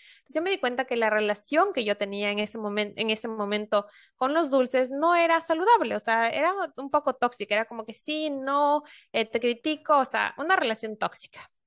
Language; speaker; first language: Spanish; native; Spanish